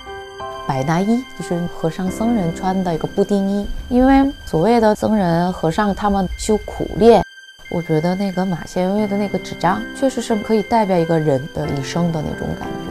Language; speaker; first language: Chinese; non-native, fluent; Korean